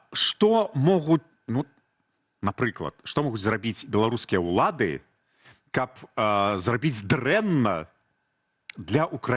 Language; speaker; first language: Belarusian; native; Belarusian